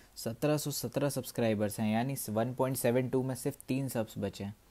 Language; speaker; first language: Hindi; native; Hindi